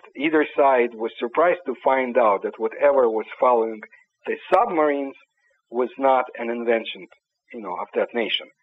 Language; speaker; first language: English; non-native, fluent; Ukrainian